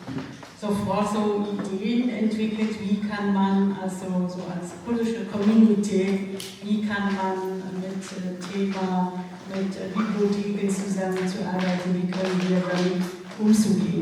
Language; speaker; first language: German; non-native, fluent; Kurdish